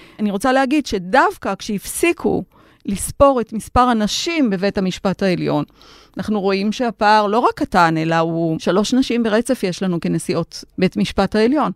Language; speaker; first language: Hebrew; native; Hebrew